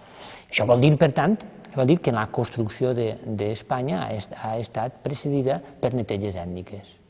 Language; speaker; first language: Catalan; native; Catalan